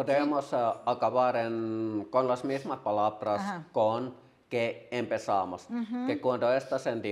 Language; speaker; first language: Spanish; non-native, learner; Finnish